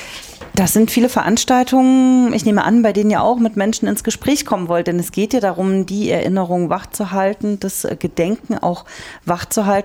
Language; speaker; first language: German; native; German